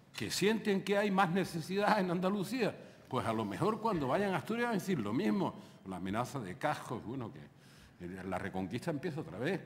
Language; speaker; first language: Spanish; native; Spanish